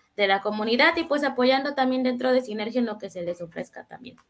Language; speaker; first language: Spanish; native; Spanish